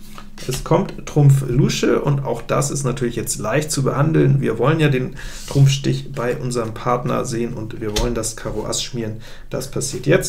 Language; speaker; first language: German; native; German